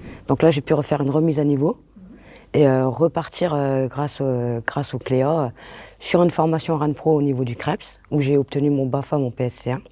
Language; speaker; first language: French; native; French